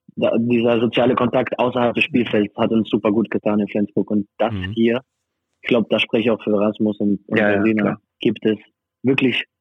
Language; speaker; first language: German; non-native, fluent; French